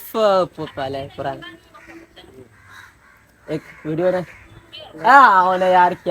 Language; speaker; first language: Hindi; non-native, local second language; Malayalam